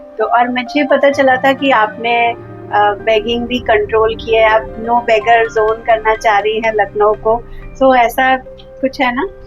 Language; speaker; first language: Hindi; native; Hindi